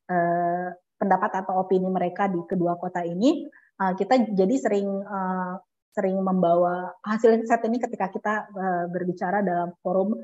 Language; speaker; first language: Indonesian; native; Indonesian